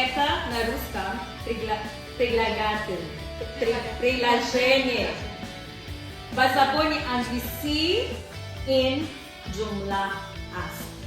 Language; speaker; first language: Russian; non-native, learner; Filipino